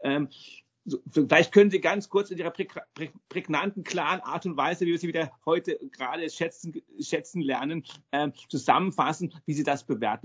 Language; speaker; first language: German; native; German